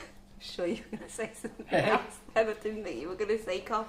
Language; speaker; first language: English; native; English